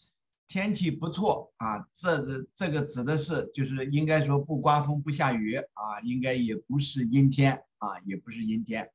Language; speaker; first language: Chinese; native; Chinese